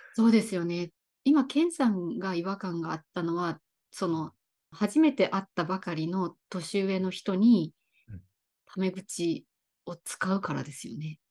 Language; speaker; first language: Japanese; native; Japanese